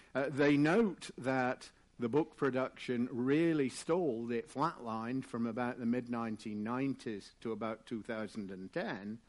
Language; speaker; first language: English; native; English